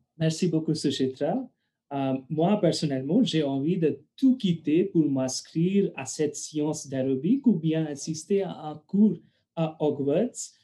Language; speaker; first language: French; non-native, fluent; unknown